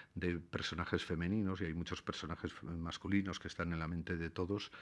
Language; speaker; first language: Spanish; native; Spanish